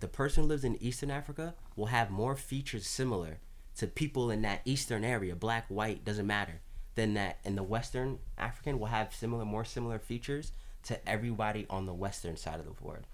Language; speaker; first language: English; native; English